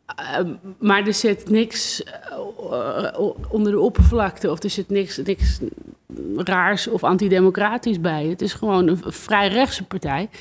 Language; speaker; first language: Dutch; native; Dutch